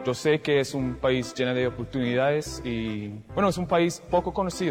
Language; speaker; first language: Spanish; non-native, fluent; English